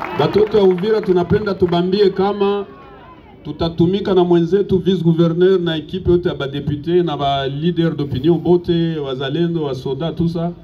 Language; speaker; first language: Swahili; native; Swahili